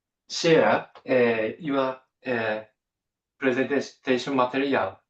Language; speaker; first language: English; non-native, fluent; Japanese